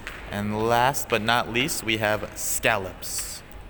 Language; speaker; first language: English; native; English